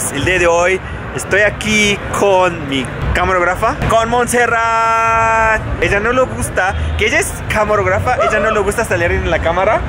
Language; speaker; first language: Spanish; non-native, learner; Arabic